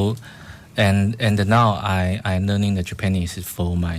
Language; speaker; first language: English; non-native, fluent; Chinese